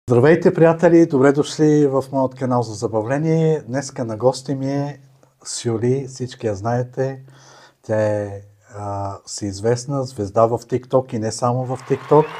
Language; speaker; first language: Bulgarian; native; Bulgarian